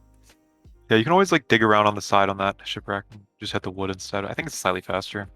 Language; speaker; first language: English; native; English